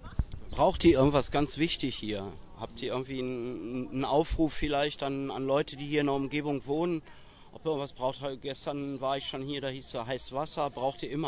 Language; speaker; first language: German; native; German